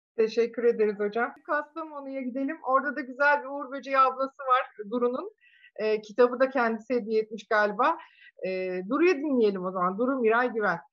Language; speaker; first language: Turkish; native; Turkish